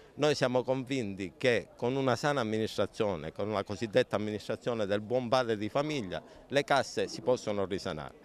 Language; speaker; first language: Italian; native; Italian